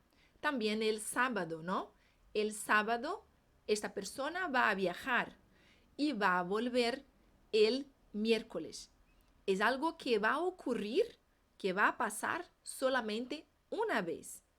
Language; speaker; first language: Spanish; non-native, fluent; Portuguese